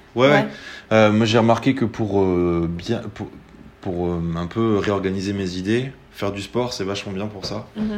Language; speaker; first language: French; native; French